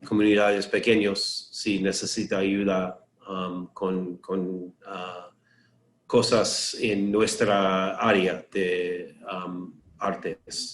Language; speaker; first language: Spanish; non-native, learner; English